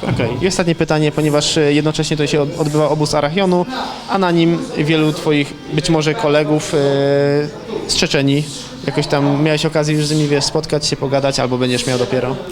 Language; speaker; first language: Polish; native; Polish